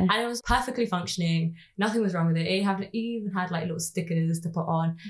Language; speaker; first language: English; native; English